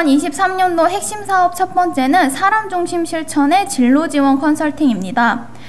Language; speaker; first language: Korean; native; Korean